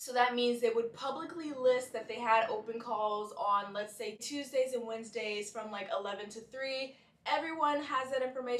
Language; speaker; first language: English; native; English